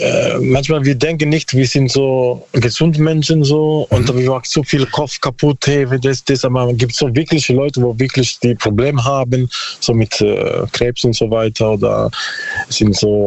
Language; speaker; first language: German; non-native, learner; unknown